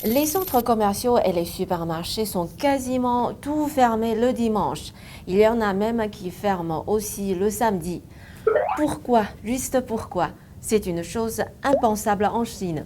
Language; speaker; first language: French; non-native, fluent; Chinese